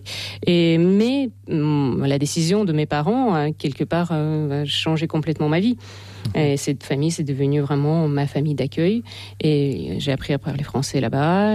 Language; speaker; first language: French; non-native, fluent; Russian